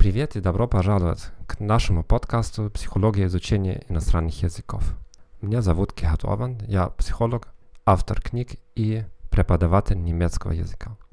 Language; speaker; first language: Russian; non-native, fluent; German